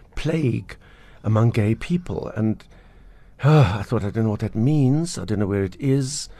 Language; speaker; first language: English; native; English